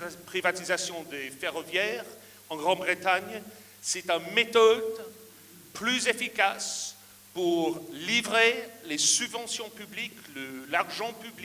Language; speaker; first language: French; non-native, fluent; English